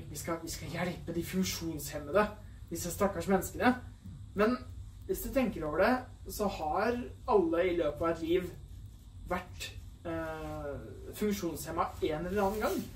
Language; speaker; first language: Norwegian; native; Norwegian